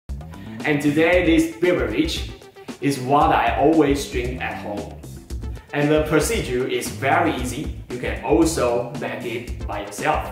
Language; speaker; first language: English; non-native, learner; Chinese